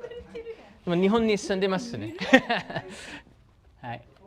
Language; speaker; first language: Japanese; non-native, learner; English